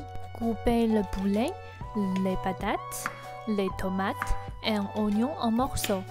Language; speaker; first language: French; non-native, fluent; Chinese